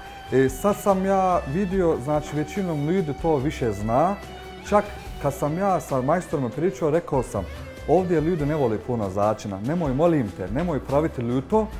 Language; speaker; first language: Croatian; non-native, fluent; Turkish